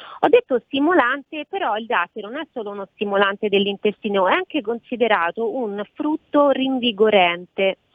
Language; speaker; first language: Italian; native; Italian